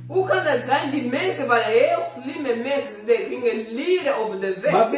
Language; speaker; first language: Dutch; non-native, learner; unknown